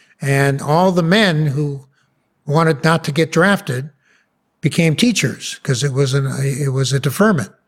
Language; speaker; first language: English; early bilingual, other home language; Yiddish